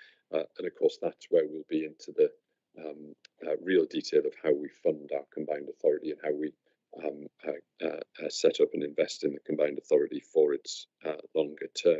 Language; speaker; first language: English; native; English